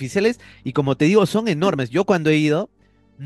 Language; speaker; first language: Spanish; native; Spanish